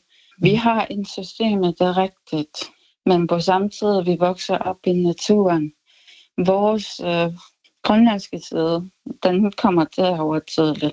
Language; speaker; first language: Danish; non-native, local second language; Kalaallisut